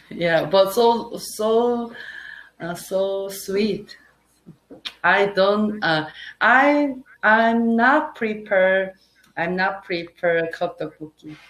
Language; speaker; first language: English; non-native, learner; Korean